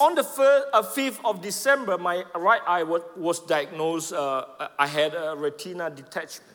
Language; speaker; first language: English; non-native, fluent; Indonesian